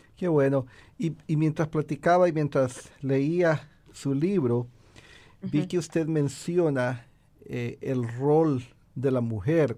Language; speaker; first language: Spanish; native; Spanish